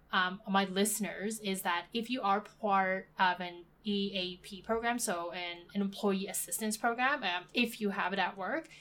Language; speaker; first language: English; native; English